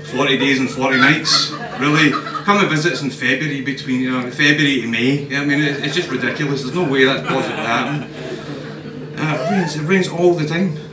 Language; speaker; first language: English; native; English